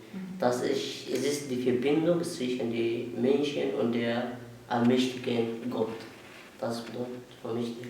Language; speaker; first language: German; non-native, learner; Arabic